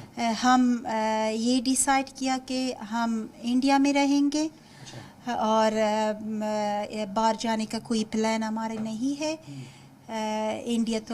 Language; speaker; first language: Hindi; non-native, fluent; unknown